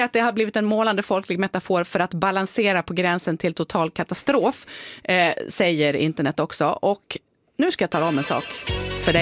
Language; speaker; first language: Swedish; native; Swedish